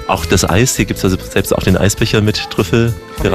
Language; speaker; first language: German; native; German